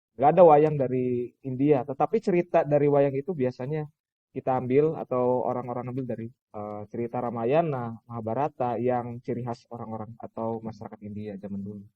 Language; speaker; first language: Indonesian; native; Indonesian